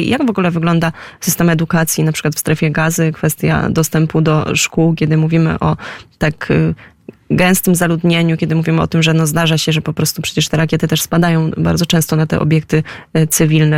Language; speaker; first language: Polish; native; Polish